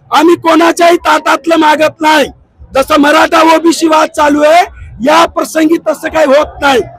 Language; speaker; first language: Marathi; non-native, local second language; Lambadi